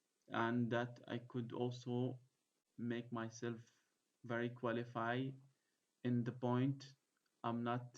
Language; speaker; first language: English; non-native, fluent; Arabic